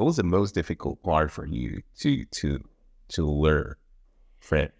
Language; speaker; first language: English; non-native, fluent; Spanish